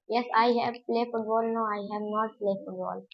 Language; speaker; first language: English; non-native, learner; Hindi